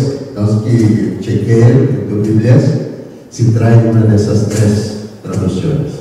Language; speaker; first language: Spanish; non-native, learner; Korean